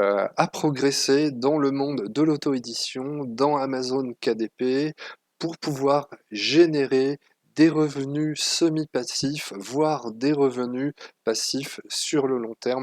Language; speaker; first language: French; native; French